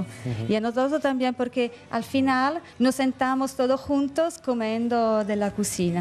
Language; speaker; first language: Spanish; non-native, fluent; Italian